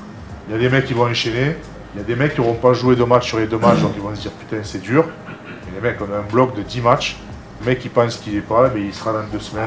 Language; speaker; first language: French; native; French